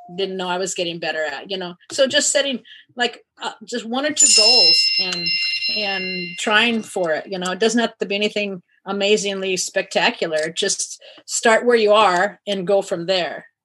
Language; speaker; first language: English; native; English